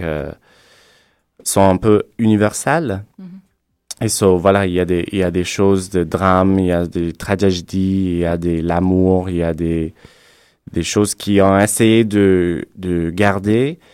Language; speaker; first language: French; non-native, fluent; English